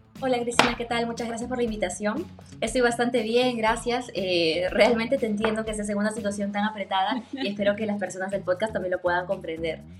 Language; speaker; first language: Spanish; native; Spanish